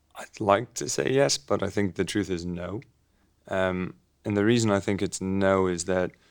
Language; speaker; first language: English; native; English